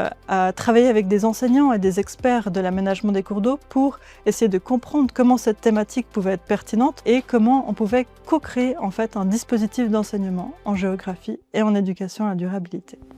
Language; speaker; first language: French; native; French